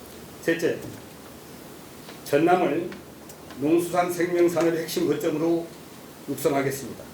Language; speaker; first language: Korean; native; Korean